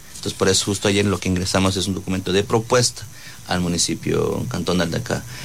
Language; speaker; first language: Spanish; non-native, local second language; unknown